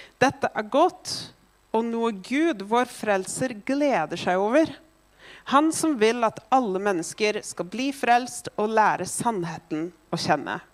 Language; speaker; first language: Norwegian; non-native, fluent; English